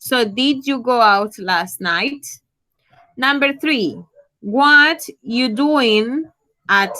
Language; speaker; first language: English; non-native, fluent; Spanish